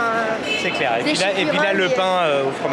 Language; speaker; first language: French; native; French